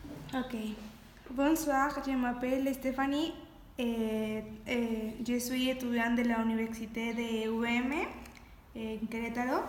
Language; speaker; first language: French; non-native, learner; Spanish